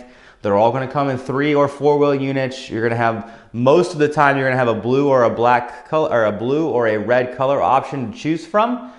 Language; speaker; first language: English; native; English